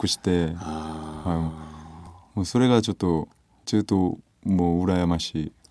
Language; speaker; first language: Japanese; non-native, learner; Korean